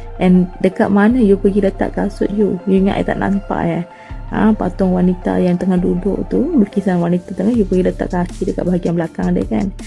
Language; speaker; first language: Malay; non-native, local second language; Tamil